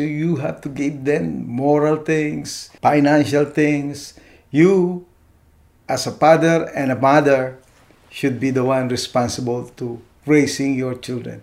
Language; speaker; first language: English; non-native, local second language; Filipino